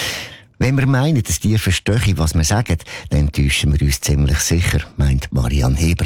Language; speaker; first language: German; native; German